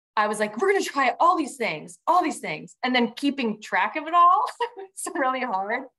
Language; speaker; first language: English; native; English